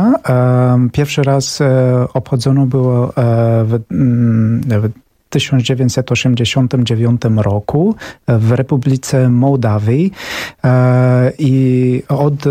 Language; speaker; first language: Polish; non-native, fluent; Romanian